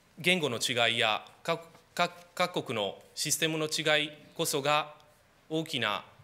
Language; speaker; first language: Japanese; non-native, fluent; Romanian